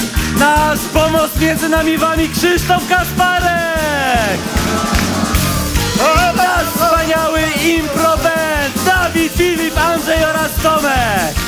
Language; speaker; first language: Polish; native; Polish